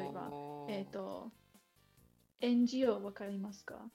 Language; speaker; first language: Japanese; non-native, learner; English